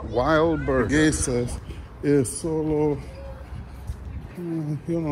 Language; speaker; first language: Spanish; non-native, learner; English